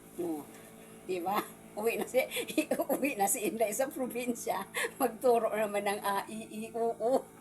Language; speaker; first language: Filipino; non-native, local second language; Cebuano